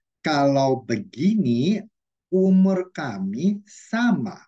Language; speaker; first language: Indonesian; non-native, fluent; Chinese